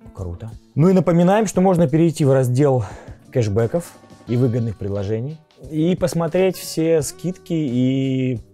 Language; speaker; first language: Russian; native; Russian